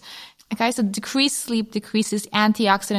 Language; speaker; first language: English; non-native, fluent; Polish